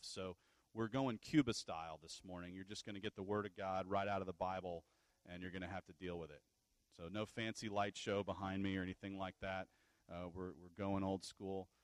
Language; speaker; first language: English; native; English